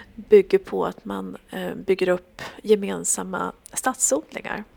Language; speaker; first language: Swedish; native; Swedish